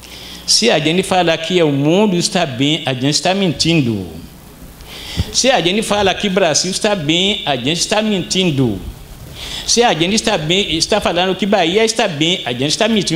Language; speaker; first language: Portuguese; non-native, fluent; Arabic